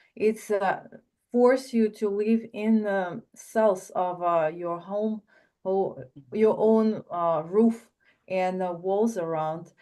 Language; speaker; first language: English; non-native, learner; Russian